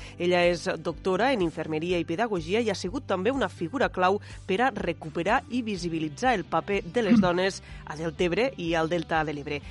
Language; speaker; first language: Catalan; native; Catalan